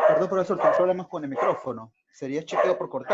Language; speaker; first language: Spanish; native; Spanish